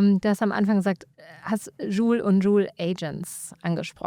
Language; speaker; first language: German; native; German